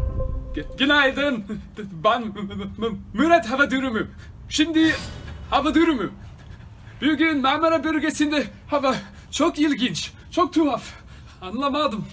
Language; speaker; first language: Turkish; non-native, learner; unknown